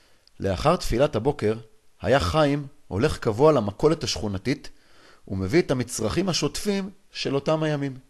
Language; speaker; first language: Hebrew; native; Hebrew